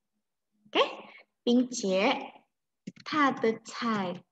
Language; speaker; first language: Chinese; non-native, fluent; Indonesian